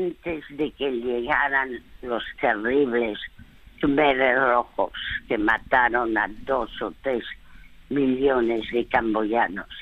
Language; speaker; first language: Spanish; early bilingual, other home language; French